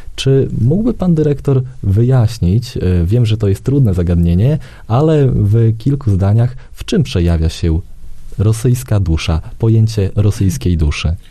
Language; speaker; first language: Polish; native; Polish